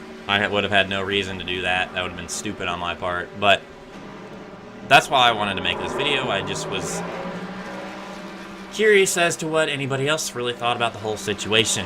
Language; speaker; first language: English; native; English